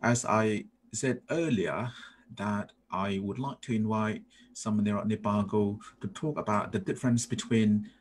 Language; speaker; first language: English; non-native, fluent; Thai